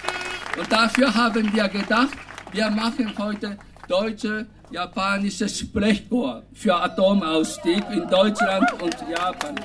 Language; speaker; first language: German; non-native, fluent; Japanese